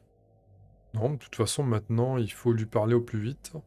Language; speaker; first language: French; native; French